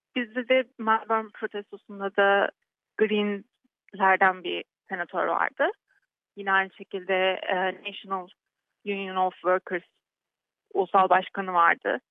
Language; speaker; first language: Turkish; native; Turkish